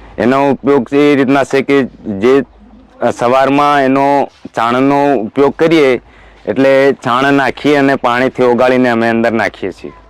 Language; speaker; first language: Gujarati; native; Gujarati